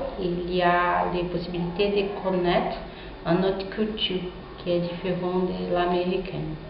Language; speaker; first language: French; non-native, fluent; Portuguese